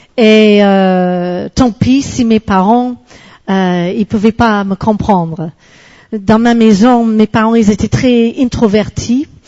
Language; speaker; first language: French; non-native, fluent; English